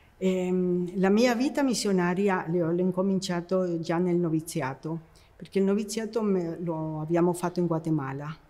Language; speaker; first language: Italian; non-native, fluent; Spanish